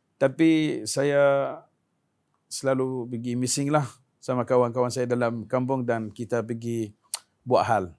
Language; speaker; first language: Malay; non-native, fluent; Arabic